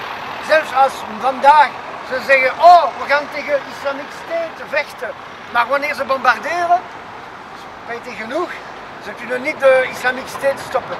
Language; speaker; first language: Dutch; non-native, learner; Arabic